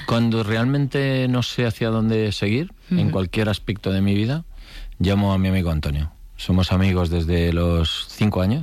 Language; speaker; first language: Spanish; native; Spanish